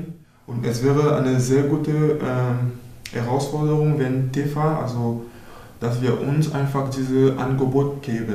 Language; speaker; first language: German; non-native, fluent; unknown